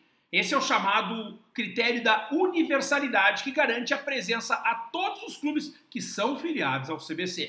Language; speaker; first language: Portuguese; native; Portuguese